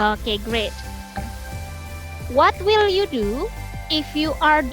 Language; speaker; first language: English; non-native, fluent; Indonesian